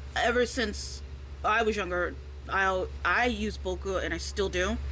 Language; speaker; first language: English; native; English